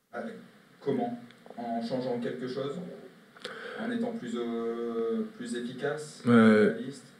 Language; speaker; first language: French; native; French